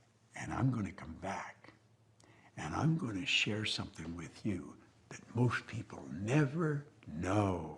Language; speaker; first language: English; native; English